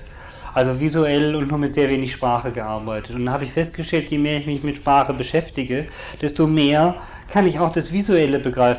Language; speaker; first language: German; native; German